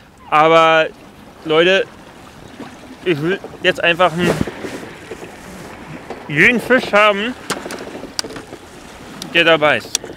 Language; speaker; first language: German; native; German